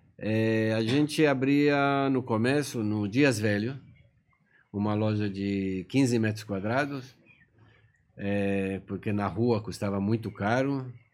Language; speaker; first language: Portuguese; non-native, fluent; Persian